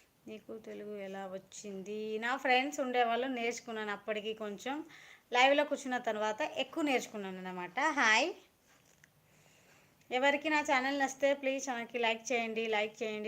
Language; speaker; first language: Telugu; non-native, local second language; Kannada